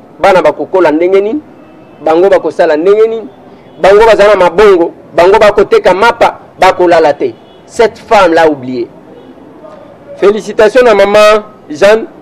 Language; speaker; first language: Lingala; native; Lingala